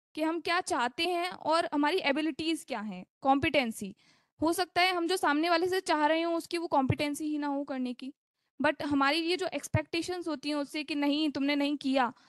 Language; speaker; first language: Hindi; native; Hindi